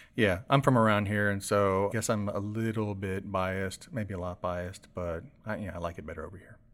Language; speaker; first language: English; native; English